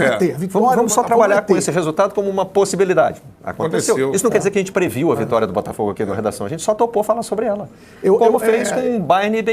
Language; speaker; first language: Portuguese; native; Portuguese